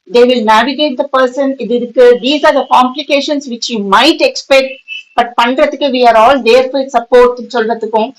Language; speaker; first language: Tamil; native; Tamil